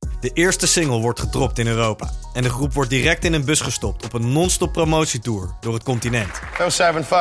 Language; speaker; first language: Dutch; native; Dutch